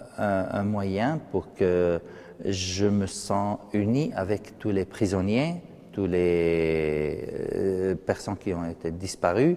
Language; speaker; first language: French; non-native, fluent; Arabic